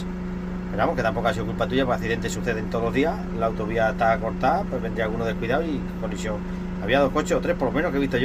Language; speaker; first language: Spanish; native; Spanish